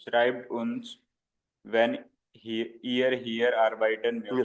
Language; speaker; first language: German; non-native, learner; Hindi